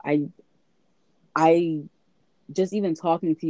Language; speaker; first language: English; native; English